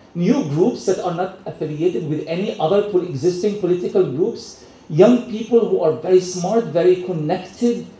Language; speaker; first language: English; non-native, fluent; Arabic